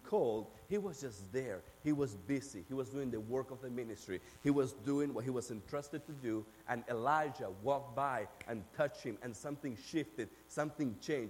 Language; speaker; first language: English; non-native, fluent; Spanish